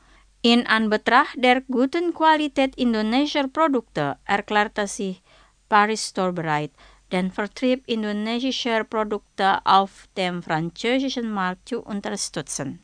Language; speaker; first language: German; non-native, fluent; Indonesian